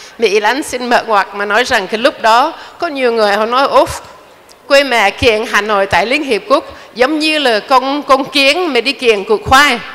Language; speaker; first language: Vietnamese; non-native, fluent; English